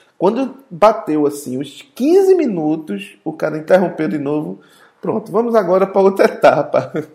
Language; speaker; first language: Portuguese; native; Portuguese